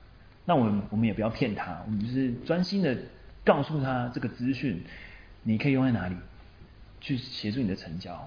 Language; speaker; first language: Chinese; native; Chinese